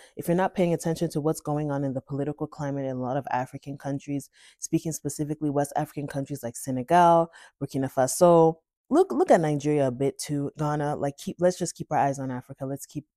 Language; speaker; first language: English; native; English